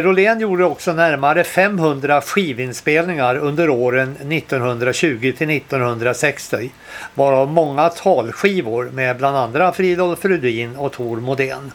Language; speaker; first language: Swedish; native; Swedish